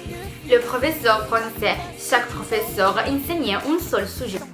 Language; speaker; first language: French; non-native, learner; Italian